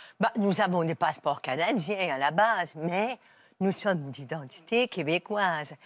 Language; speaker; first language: French; native; French